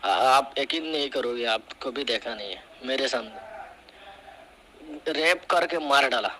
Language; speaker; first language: Hindi; non-native, learner; Rohingya